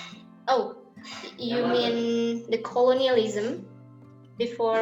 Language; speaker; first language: English; non-native, learner; Indonesian